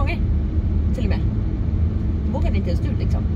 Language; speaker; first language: Swedish; native; Swedish